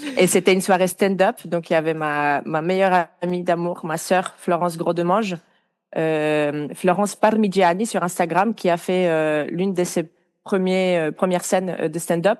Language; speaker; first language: French; non-native, fluent; Polish